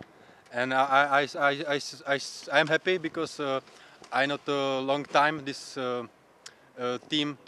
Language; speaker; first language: English; non-native, learner; Czech